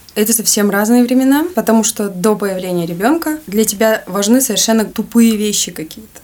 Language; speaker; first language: Russian; native; Russian